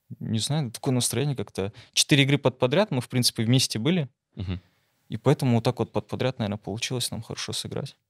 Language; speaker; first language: Russian; native; Russian